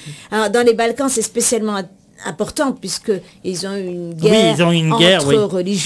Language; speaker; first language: French; native; French